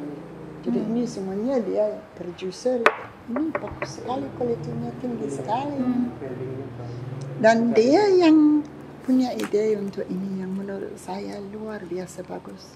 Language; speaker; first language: Indonesian; non-native, fluent; English